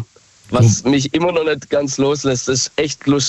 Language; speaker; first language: German; native; German